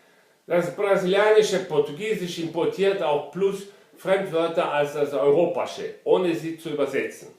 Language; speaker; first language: German; non-native, fluent; Portuguese